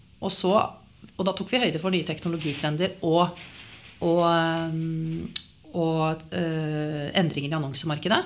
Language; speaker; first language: Norwegian; native; Norwegian